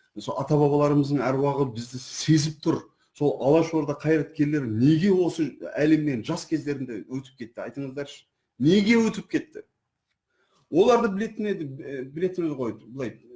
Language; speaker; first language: Kazakh; non-native, fluent; Turkish